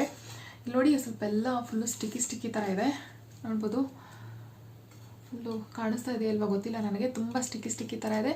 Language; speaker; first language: Kannada; native; Kannada